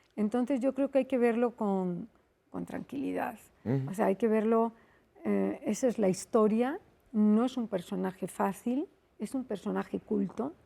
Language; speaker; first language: Spanish; native; Spanish